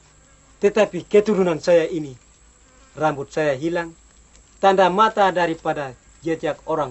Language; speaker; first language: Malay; non-native, local second language; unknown